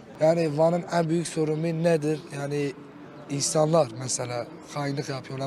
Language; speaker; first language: Turkish; non-native, local second language; Kurdish